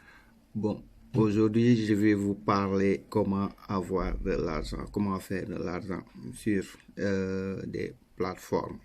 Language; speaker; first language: French; non-native, local second language; Wolof